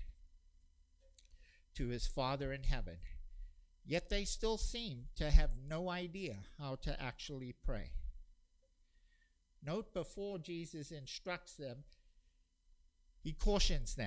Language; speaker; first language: English; native; English